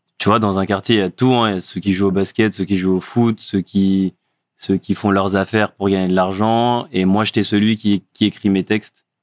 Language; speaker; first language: French; early bilingual, other home language; Fula